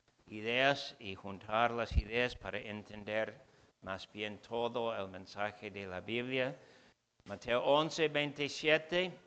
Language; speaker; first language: Spanish; non-native, fluent; English